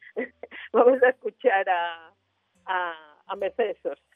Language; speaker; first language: Spanish; native; Spanish